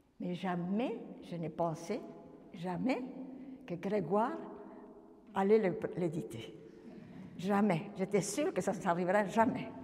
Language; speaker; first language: French; non-native, fluent; Spanish